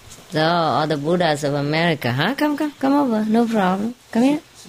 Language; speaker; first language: English; non-native, fluent; Vietnamese